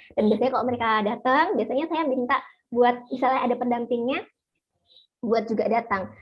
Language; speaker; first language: Indonesian; native; Indonesian